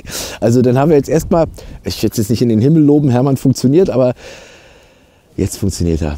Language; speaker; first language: German; native; German